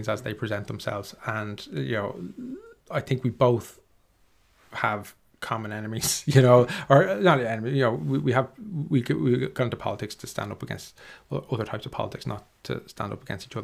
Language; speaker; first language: English; native; English